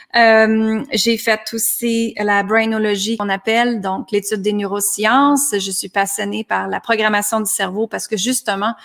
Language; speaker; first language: French; native; French